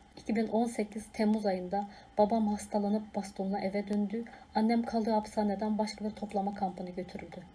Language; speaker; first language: Turkish; non-native, fluent; Uyghur